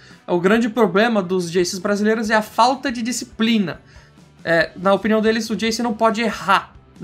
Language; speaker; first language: Portuguese; native; Portuguese